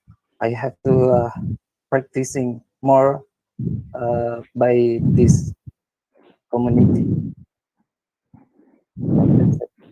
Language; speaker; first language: English; non-native, learner; Indonesian